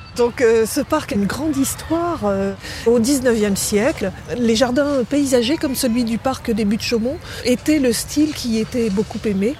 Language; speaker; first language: French; native; French